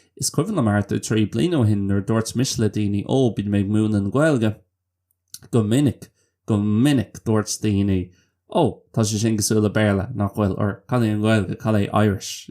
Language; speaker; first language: Irish; non-native, local second language; English